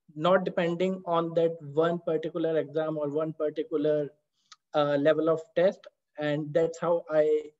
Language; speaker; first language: English; non-native, local second language; Hindi